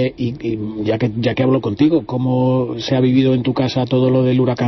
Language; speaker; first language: Spanish; native; Spanish